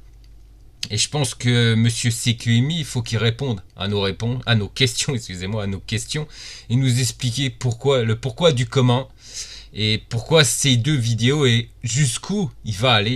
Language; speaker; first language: French; native; French